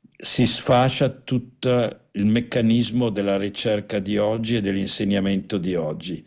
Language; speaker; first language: Italian; native; Italian